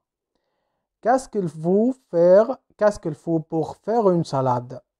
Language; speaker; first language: French; non-native, fluent; Arabic